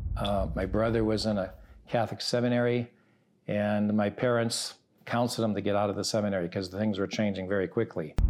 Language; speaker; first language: English; early bilingual, other home language; Italian